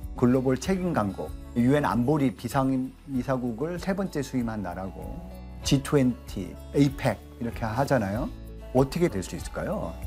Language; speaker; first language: Korean; native; Korean